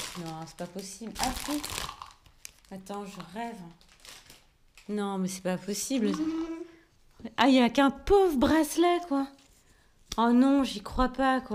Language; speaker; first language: French; native; French